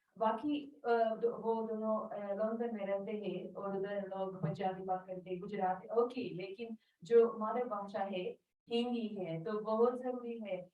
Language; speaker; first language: Hindi; non-native, learner; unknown